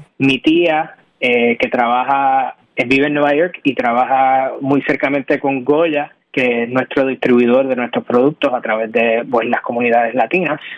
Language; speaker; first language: Spanish; native; Spanish